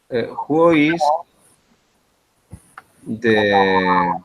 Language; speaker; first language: English; non-native, learner; Spanish